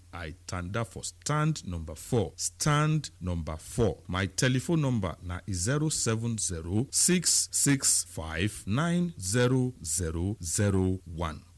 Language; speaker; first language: Nigerian Pidgin; non-native, local second language; Yoruba